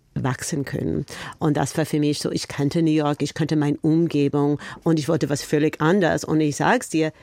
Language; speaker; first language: German; non-native, fluent; English